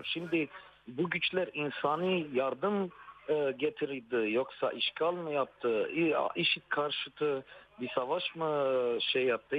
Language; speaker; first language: Turkish; non-native, fluent; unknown